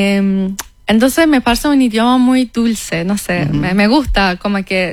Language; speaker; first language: Spanish; non-native, fluent; Persian